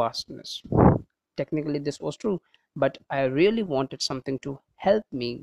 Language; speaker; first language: English; non-native, local second language; Hindi